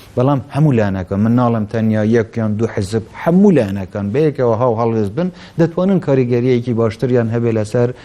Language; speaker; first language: Central Kurdish; non-native, local second language; Kurdish